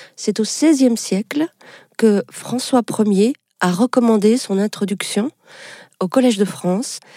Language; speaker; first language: French; non-native, local second language; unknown